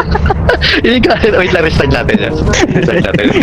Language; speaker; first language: Filipino; native; Filipino